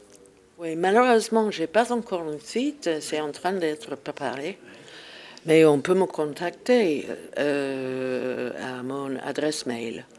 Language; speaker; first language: French; non-native, fluent; English